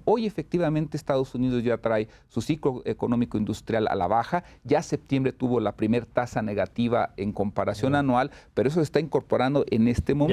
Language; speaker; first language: Spanish; native; Spanish